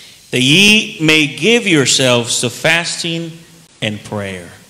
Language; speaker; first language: English; early bilingual, other home language; Spanish